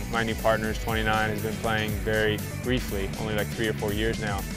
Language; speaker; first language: English; native; English